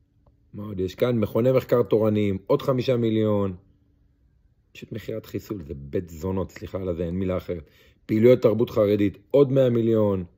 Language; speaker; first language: Hebrew; native; Hebrew